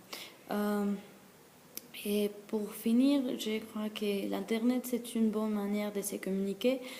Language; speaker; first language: French; non-native, learner; Spanish